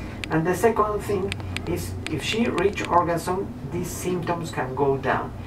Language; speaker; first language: English; non-native, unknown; Spanish